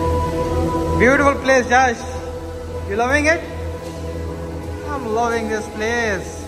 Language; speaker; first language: English; non-native, local second language; Hindi